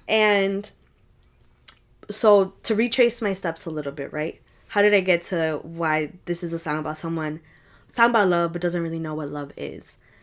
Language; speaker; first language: English; early bilingual, other home language; Spanish